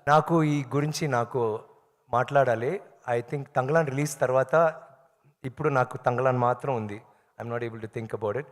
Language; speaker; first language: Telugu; non-native, local second language; Tamil